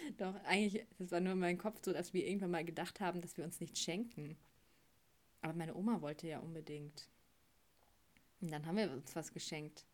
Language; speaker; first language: German; native; German